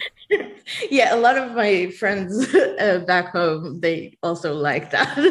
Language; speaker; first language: English; non-native, fluent; Hebrew